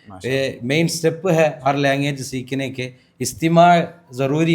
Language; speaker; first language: Hindi; non-native, local second language; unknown